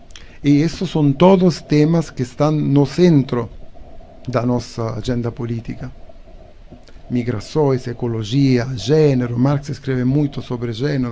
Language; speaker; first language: Portuguese; non-native, learner; Italian